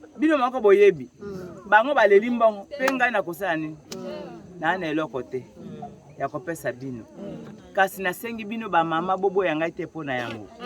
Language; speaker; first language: Lingala; native; Lingala